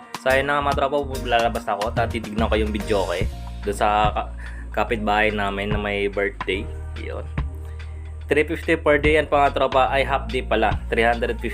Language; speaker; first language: Filipino; non-native, local second language; Iloko